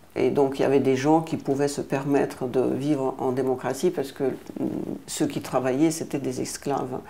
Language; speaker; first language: French; non-native, fluent; Russian